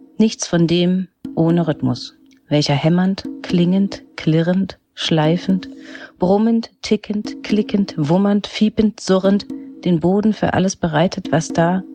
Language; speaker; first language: German; native; German